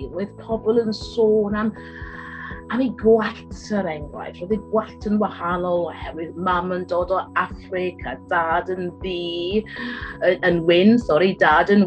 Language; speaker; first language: Welsh; non-native, learner; English